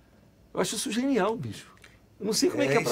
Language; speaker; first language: Portuguese; native; Portuguese